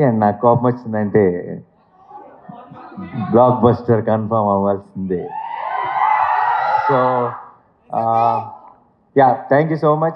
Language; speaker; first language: Telugu; native; Telugu